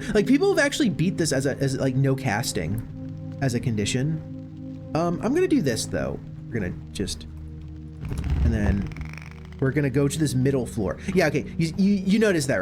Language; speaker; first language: English; native; English